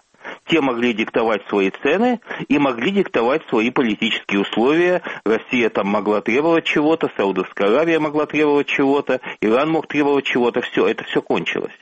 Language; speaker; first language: Russian; native; Russian